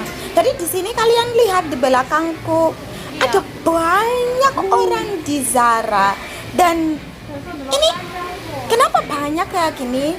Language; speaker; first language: Indonesian; non-native, learner; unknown